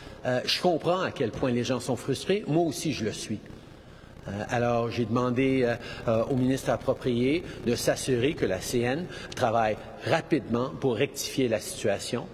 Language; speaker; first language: French; early bilingual, heritage; French